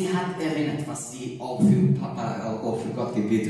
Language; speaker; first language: German; non-native, learner; Portuguese